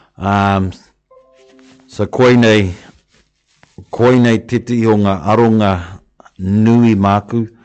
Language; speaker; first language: Māori; non-native, local second language; English